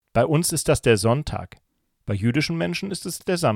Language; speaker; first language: German; native; German